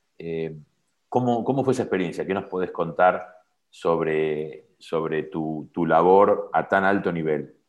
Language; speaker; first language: Spanish; native; Spanish